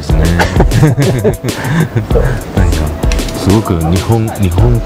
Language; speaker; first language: Japanese; non-native, fluent; Chinese